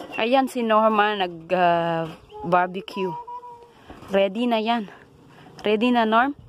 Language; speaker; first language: Filipino; non-native, local second language; Cebuano